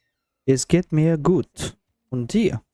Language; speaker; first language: German; non-native, learner; Russian